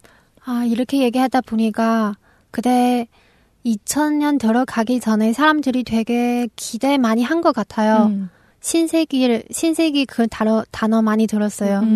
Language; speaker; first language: Korean; non-native, learner; Chinese